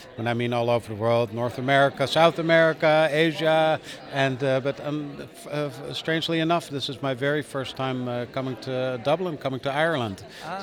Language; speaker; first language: English; non-native, fluent; Dutch